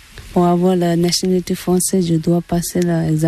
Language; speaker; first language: French; non-native, learner; Tibetan